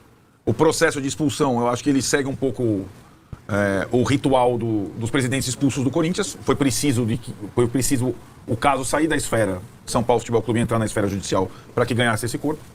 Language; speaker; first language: Portuguese; native; Portuguese